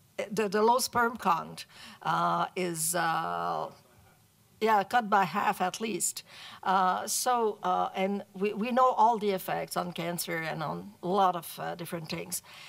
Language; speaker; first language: English; non-native, fluent; French